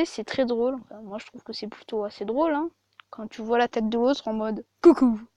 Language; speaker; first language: French; native; French